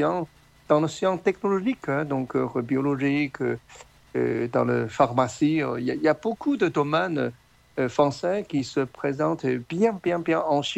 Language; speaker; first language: French; non-native, fluent; Chinese